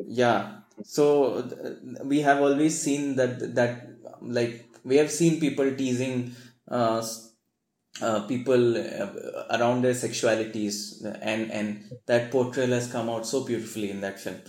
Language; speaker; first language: English; non-native, local second language; Assamese